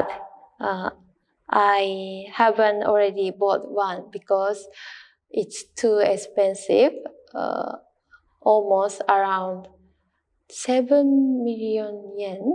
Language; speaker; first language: English; non-native, learner; Japanese